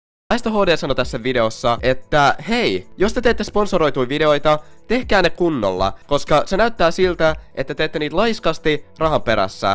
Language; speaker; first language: Finnish; native; Finnish